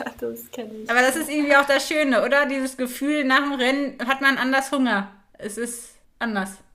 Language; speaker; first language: German; native; German